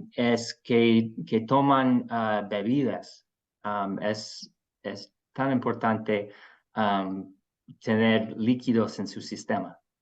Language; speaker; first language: Spanish; non-native, fluent; English